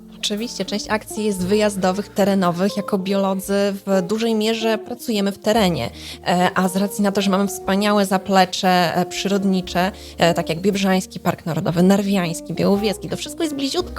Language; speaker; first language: Polish; native; Polish